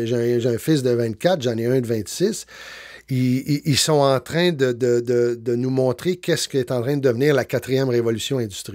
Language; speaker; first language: French; native; French